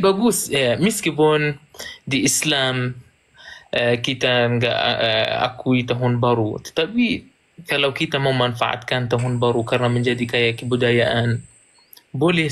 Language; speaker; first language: Indonesian; non-native, fluent; Arabic